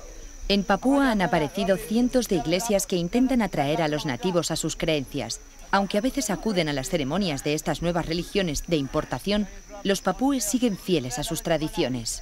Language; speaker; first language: Spanish; native; Spanish